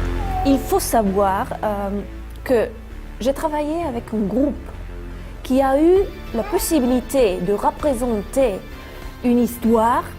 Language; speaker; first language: French; non-native, fluent; Italian